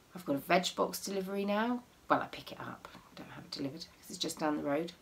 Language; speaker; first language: English; native; English